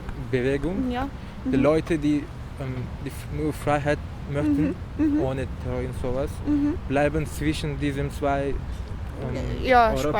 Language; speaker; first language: German; non-native, learner; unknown